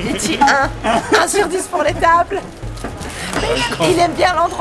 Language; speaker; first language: French; native; French